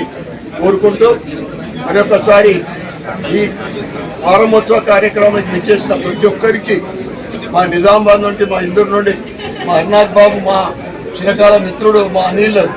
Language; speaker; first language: Telugu; native; Telugu